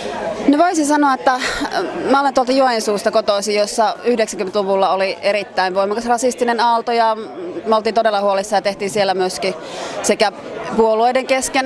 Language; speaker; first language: Finnish; native; Finnish